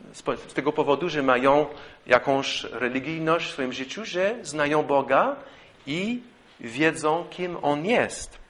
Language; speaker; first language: Polish; non-native, fluent; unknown